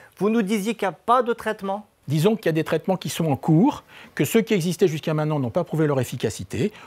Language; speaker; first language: French; native; French